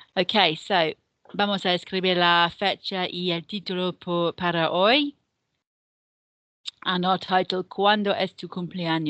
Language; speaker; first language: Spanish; non-native, fluent; English